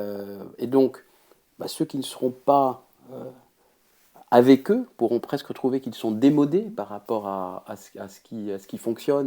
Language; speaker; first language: French; native; French